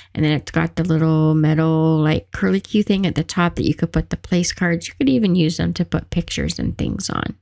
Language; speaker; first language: English; native; English